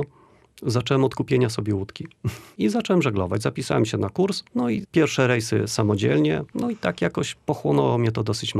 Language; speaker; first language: Polish; native; Polish